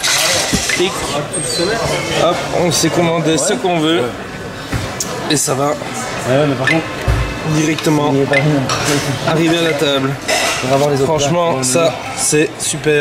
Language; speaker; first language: French; native; French